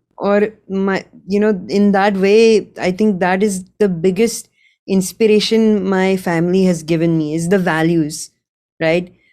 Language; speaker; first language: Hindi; early bilingual, heritage; Hindi